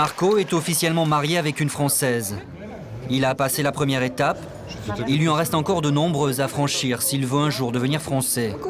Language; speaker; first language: French; native; French